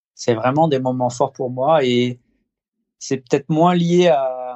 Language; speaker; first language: French; native; French